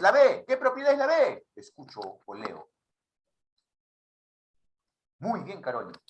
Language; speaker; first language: Spanish; native; Spanish